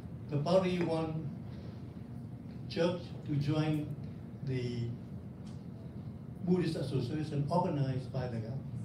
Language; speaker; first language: English; non-native, fluent; Vietnamese